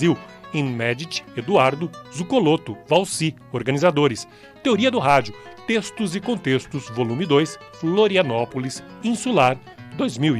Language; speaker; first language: Portuguese; native; Portuguese